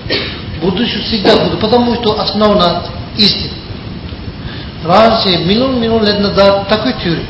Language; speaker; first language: Russian; non-native, learner; Tibetan